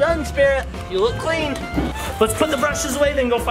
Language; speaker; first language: English; native; English